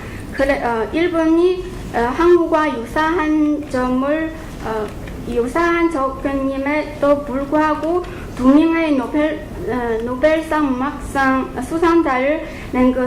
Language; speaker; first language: Korean; non-native, fluent; Chinese